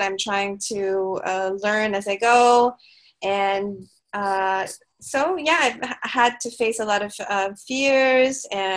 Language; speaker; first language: English; non-native, local second language; Filipino